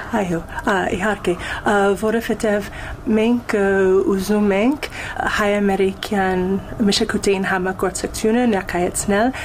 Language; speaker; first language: Armenian; non-native, fluent; English